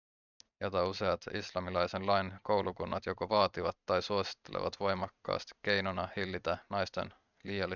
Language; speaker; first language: Finnish; native; Finnish